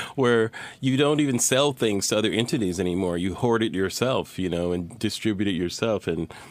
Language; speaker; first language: English; native; English